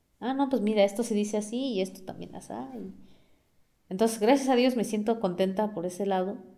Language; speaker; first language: Spanish; non-native, local second language; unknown